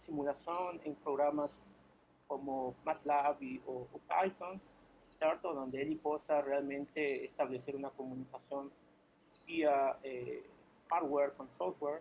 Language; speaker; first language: Portuguese; non-native, fluent; Spanish